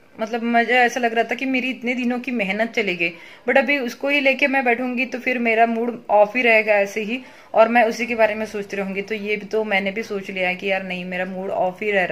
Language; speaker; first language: Hindi; native; Hindi